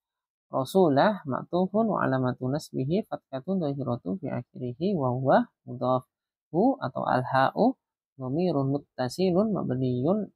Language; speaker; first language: Arabic; non-native, fluent; Indonesian